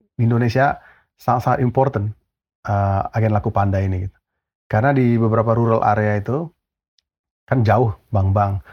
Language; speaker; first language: Indonesian; native; Indonesian